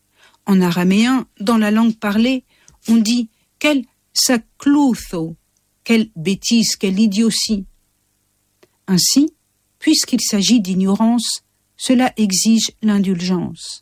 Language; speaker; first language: French; native; French